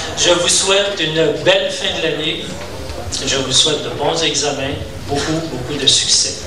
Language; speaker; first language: French; native; French